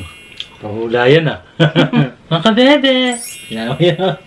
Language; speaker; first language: Filipino; native; Filipino